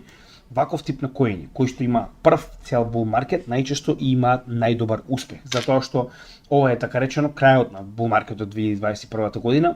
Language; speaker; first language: Macedonian; native; Macedonian